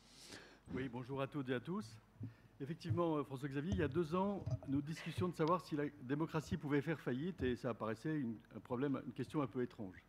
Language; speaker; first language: French; native; French